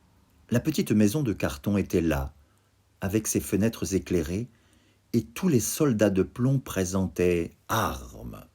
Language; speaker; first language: French; native; French